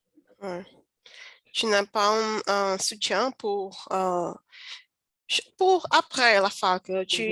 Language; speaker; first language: French; non-native, learner; Portuguese